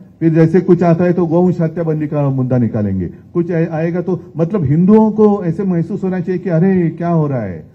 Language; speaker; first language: Hindi; non-native, local second language; Marathi